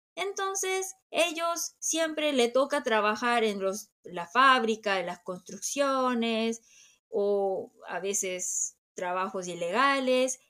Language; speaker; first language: Spanish; non-native, fluent; Korean